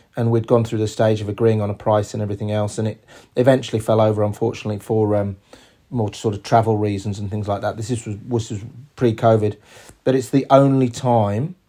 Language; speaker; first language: English; native; English